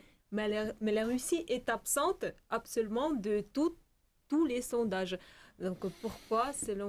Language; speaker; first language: French; non-native, fluent; Russian